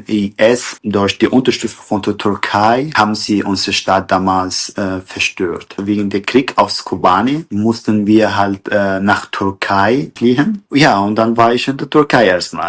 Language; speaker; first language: German; non-native, fluent; Kurdish